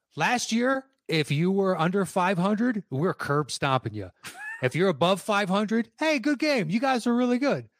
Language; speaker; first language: English; native; English